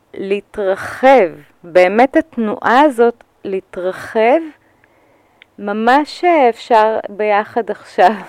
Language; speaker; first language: Hebrew; native; Hebrew